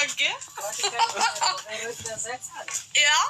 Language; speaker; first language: German; non-native, learner; Arabic